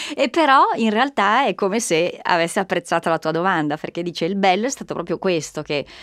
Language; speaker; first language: Italian; native; Italian